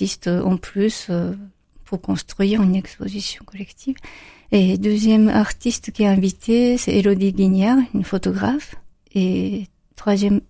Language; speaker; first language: French; non-native, fluent; Japanese